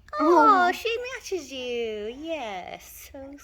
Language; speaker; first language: English; native; English